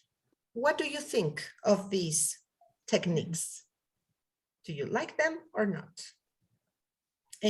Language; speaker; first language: English; non-native, fluent; Spanish